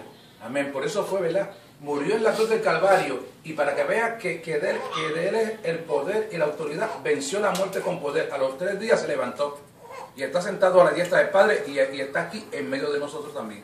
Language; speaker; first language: Spanish; native; Spanish